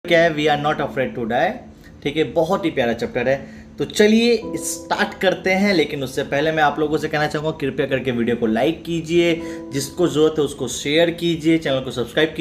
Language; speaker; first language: Hindi; native; Hindi